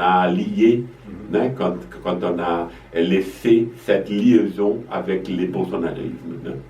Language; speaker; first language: French; non-native, fluent; Portuguese